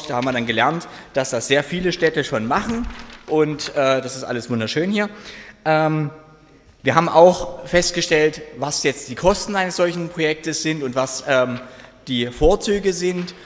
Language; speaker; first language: German; native; German